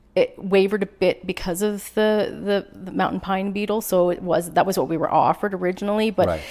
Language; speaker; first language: English; native; English